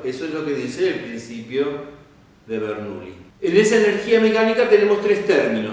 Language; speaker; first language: Spanish; native; Spanish